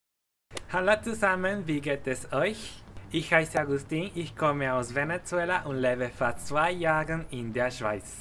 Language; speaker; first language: German; non-native, fluent; Spanish